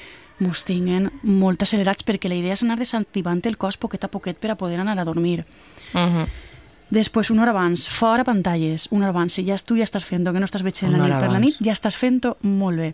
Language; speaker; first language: Catalan; native; Catalan